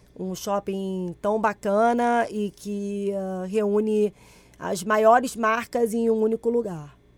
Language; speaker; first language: Portuguese; early bilingual, other home language; Spanish